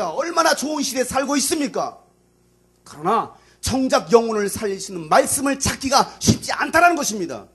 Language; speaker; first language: Korean; native; Korean